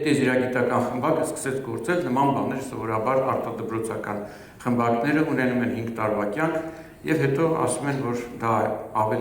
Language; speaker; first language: Armenian; native; Armenian